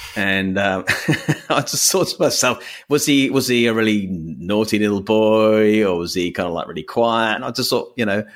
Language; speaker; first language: English; native; English